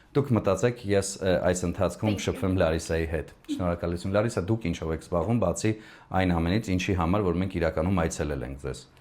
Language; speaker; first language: Armenian; native; Armenian